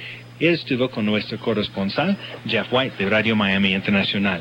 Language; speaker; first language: Spanish; non-native, fluent; English